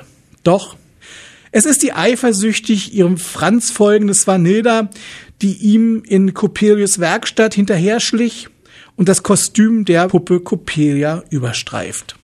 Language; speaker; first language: German; native; German